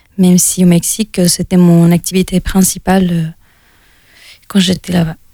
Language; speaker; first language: French; non-native, fluent; Spanish